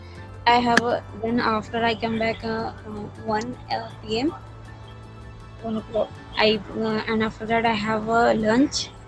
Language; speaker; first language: English; non-native, learner; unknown